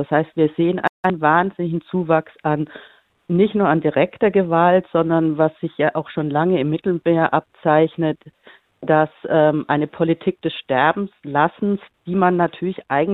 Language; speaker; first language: German; native; German